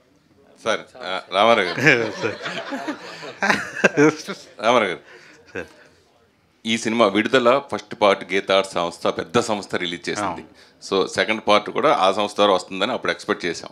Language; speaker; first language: Telugu; native; Telugu